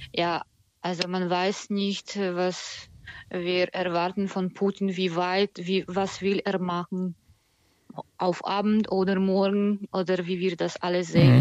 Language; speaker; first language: German; non-native, learner; Ukrainian